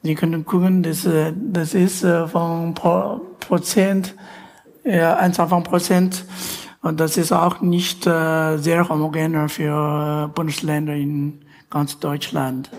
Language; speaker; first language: German; non-native, fluent; Chinese